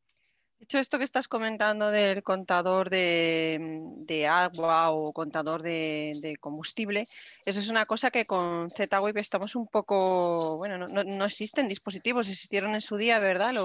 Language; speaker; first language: Spanish; native; Spanish